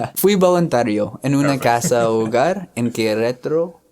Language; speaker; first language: Spanish; non-native, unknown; English